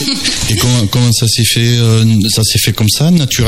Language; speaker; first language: French; native; French